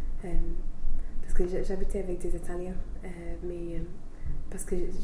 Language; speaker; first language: French; non-native, fluent; English